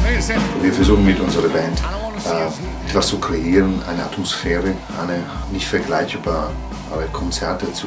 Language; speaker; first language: German; non-native, fluent; Italian